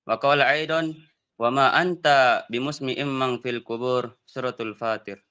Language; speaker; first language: Arabic; non-native, learner; Indonesian